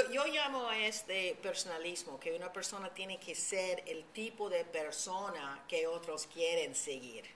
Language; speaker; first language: Spanish; early bilingual, heritage; Spanish